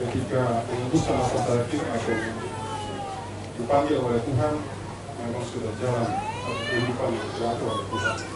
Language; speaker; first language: Indonesian; native; Indonesian